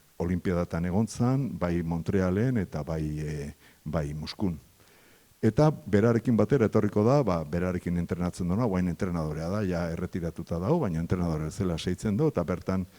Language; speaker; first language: Basque; native; Basque